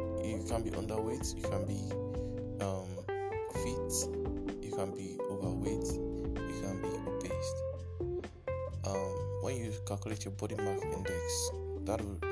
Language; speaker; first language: English; non-native, local second language; Yoruba